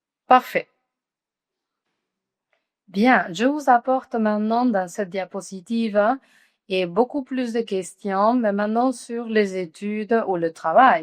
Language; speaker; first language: French; non-native, fluent; Spanish